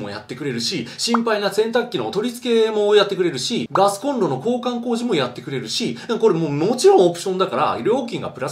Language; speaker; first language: Japanese; native; Japanese